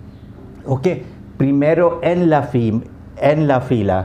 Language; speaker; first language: Spanish; non-native, fluent; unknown